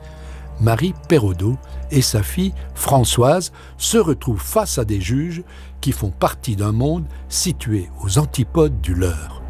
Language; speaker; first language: French; native; French